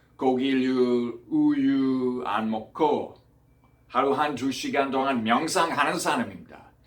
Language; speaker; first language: Korean; non-native, fluent; English